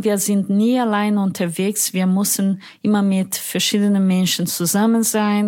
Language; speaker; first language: German; non-native, fluent; Portuguese